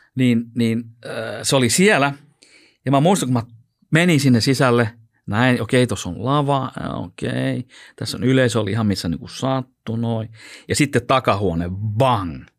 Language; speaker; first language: Finnish; non-native, local second language; Swedish